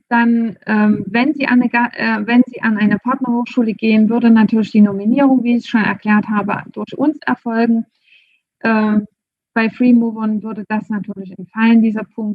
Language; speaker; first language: German; native; German